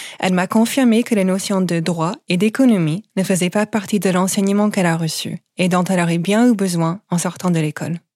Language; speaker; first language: French; non-native, fluent; English